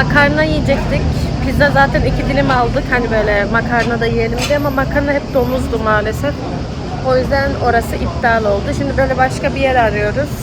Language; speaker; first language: Turkish; early bilingual, heritage; Turkish